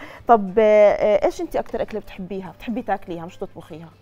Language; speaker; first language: Arabic; native; Arabic